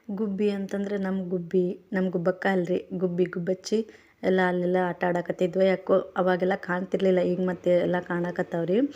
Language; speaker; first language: Kannada; native; Kannada